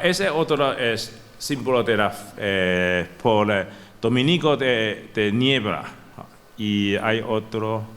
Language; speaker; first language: Spanish; non-native, learner; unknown